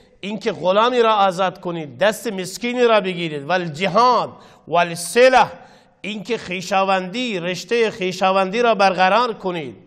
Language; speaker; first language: Persian; non-native, local second language; Baluchi